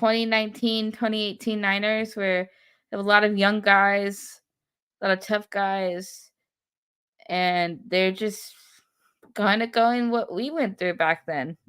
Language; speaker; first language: English; native; English